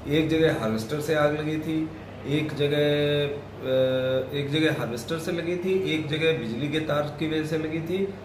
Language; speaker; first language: Hindi; non-native, local second language; Punjabi